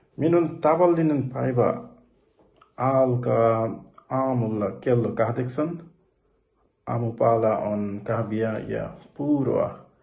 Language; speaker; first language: Finnish; non-native, learner; Bangla